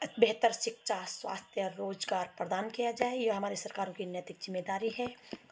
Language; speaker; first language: Hindi; non-native, local second language; Garhwali